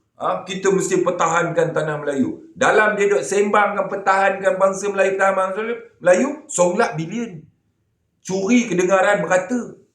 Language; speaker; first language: Malay; native; Malay